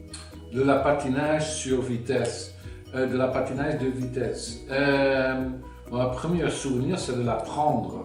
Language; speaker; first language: French; non-native, fluent; Dutch